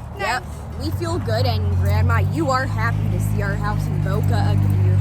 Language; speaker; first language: English; native; English